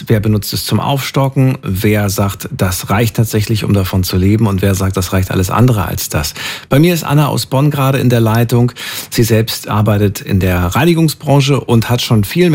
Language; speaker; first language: German; native; German